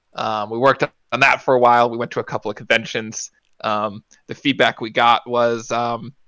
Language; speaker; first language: English; native; English